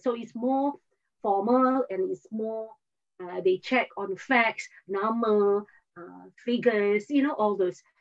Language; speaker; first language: English; non-native, local second language; Malay